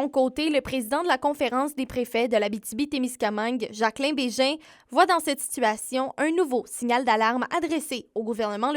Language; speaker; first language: French; native; French